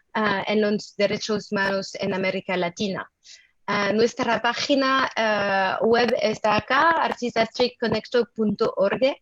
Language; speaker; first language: Spanish; non-native, fluent; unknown